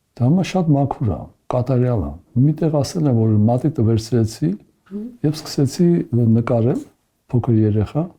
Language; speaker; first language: Armenian; early bilingual, heritage; Armenian